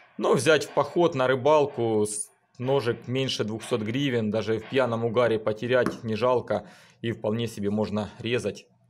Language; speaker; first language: Russian; native; Russian